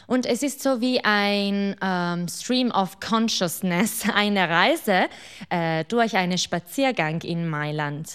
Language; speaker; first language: German; non-native, local second language; Italian